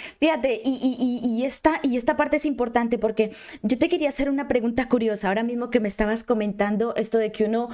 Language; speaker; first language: Spanish; native; Spanish